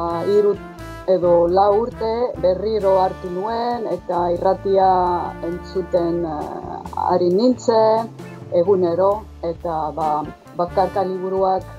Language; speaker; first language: Basque; non-native, fluent; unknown